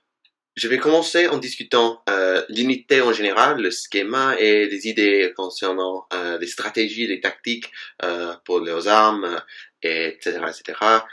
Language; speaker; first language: French; non-native, fluent; English